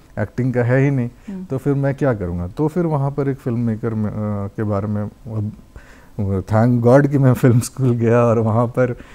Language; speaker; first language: Hindi; non-native, local second language; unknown